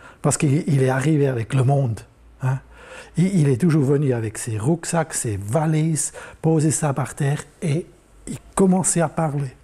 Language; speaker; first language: French; non-native, local second language; German